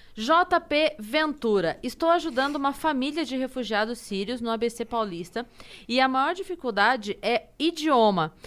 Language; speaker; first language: Portuguese; native; Portuguese